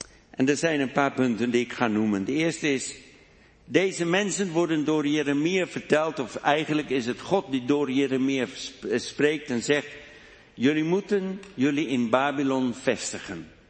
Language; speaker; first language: Dutch; non-native, fluent; English